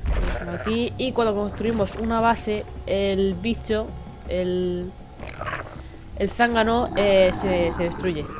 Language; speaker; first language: Spanish; native; Spanish